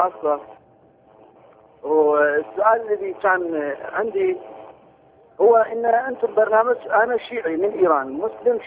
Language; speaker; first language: Arabic; non-native, learner; Persian